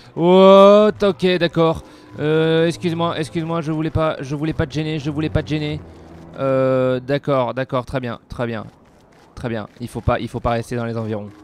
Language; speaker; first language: French; native; French